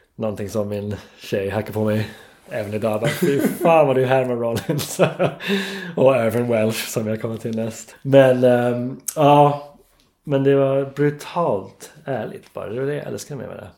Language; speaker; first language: Swedish; non-native, fluent; English